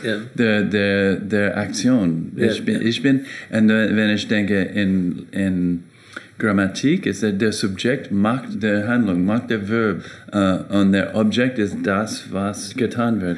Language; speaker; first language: German; non-native, learner; English